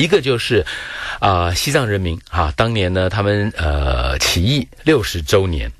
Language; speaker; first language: Chinese; native; Chinese